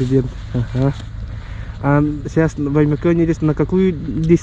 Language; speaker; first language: Russian; non-native, local second language; Yakut